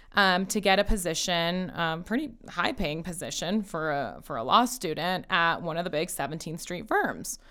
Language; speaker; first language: English; early bilingual, other home language; Persian